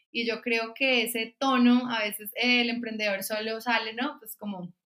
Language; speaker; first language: Spanish; native; Spanish